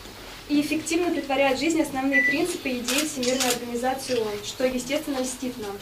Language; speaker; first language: Russian; native; Russian